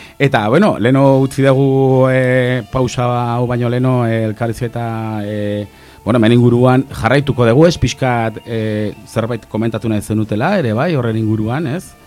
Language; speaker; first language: Basque; non-native, local second language; Spanish